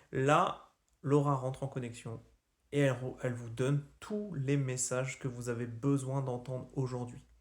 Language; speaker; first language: French; native; French